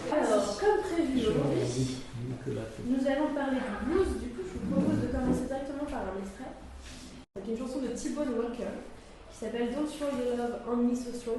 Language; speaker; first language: French; native; French